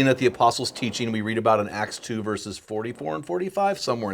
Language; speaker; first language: English; native; English